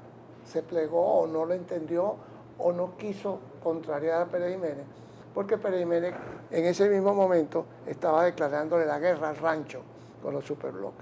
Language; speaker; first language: Spanish; native; Spanish